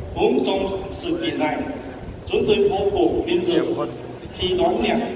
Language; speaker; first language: Vietnamese; non-native, fluent; Chinese